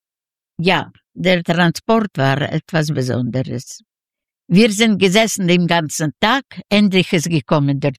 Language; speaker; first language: German; non-native, learner; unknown